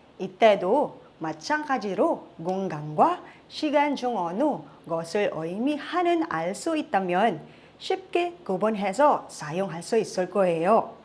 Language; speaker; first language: Korean; non-native, fluent; Filipino